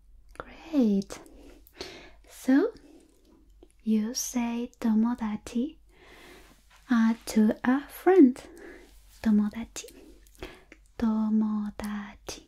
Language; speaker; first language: English; non-native, fluent; Spanish